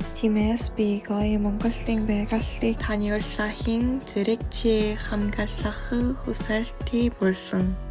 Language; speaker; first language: Mongolian; non-native, learner; Korean